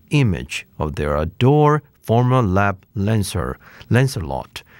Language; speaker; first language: English; non-native, fluent; Chinese